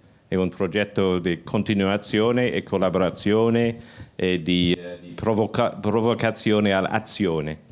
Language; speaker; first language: Italian; non-native, learner; English